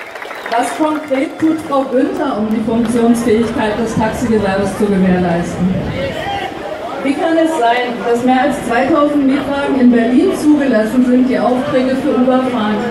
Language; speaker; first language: German; native; German